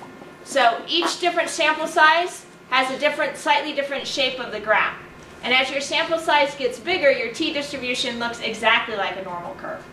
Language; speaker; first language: English; native; English